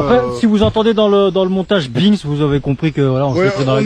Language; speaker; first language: French; native; French